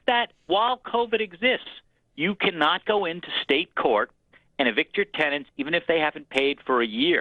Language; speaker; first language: English; native; English